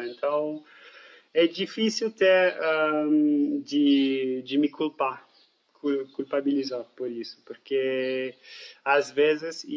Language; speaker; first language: Portuguese; non-native, fluent; French